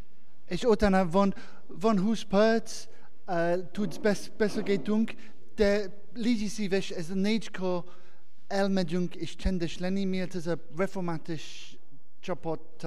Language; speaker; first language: Hungarian; non-native, learner; English